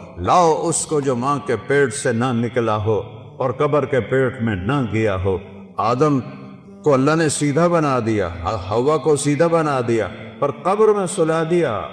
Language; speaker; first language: Urdu; non-native, local second language; Saraiki